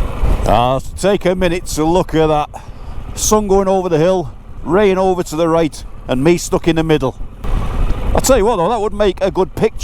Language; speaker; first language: English; native; English